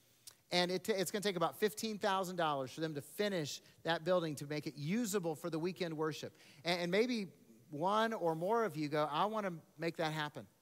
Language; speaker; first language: English; native; English